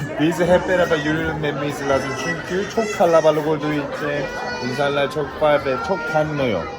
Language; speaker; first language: Turkish; non-native, learner; Korean